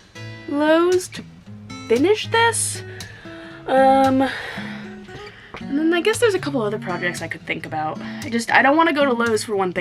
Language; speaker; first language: English; native; English